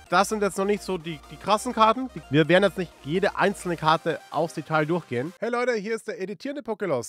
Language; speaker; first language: German; native; German